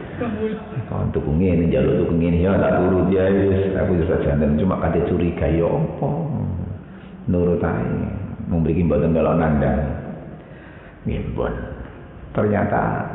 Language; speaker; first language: Javanese; native; Javanese